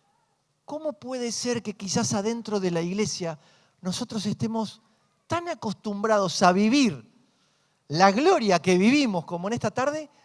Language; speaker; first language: Spanish; native; Spanish